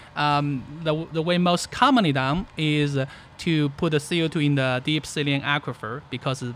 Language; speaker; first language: English; non-native, fluent; Chinese